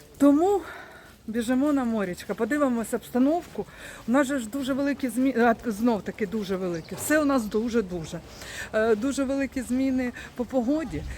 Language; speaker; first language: Ukrainian; native; Ukrainian